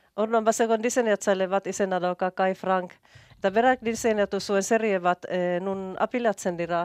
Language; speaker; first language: Basque; non-native, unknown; Finnish